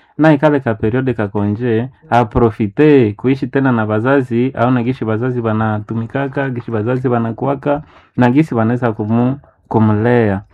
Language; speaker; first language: Swahili; non-native, local second language; Nande